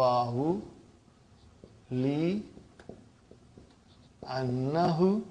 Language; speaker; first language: Arabic; non-native, fluent; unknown